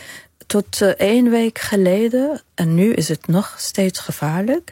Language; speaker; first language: Dutch; non-native, fluent; Arabic